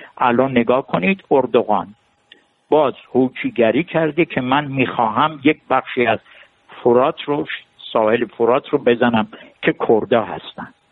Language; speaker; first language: Persian; non-native, local second language; Armenian